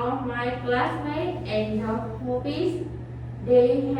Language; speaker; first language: English; non-native, learner; Vietnamese